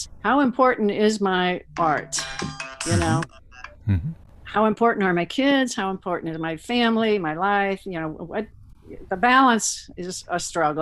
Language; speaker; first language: English; native; English